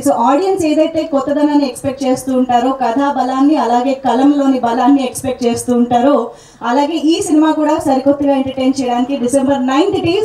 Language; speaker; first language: Telugu; native; Telugu